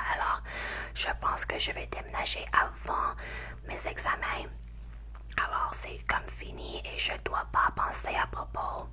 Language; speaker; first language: French; non-native, learner; English